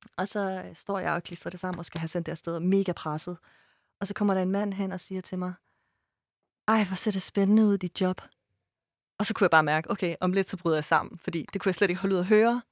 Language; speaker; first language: Danish; early bilingual, other home language; Persian